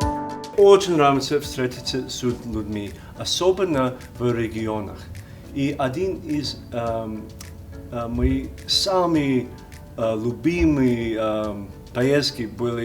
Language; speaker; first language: Russian; non-native, learner; English